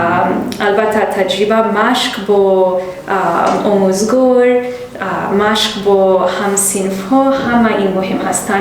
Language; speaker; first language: Persian; non-native, learner; English